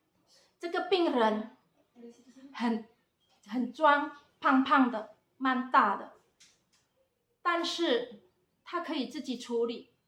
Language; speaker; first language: Chinese; non-native, fluent; Indonesian